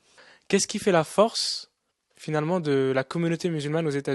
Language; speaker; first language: French; native; French